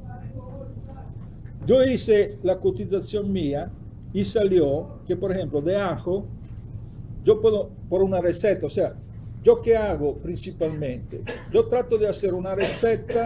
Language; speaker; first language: Spanish; non-native, fluent; Italian